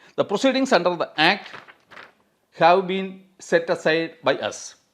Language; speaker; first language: English; non-native, local second language; Malayalam